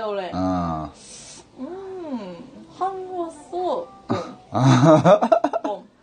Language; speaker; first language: Korean; non-native, learner; Japanese